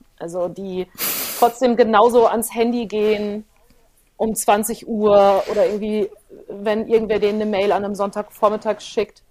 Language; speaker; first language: German; early bilingual, other home language; Plautdietsch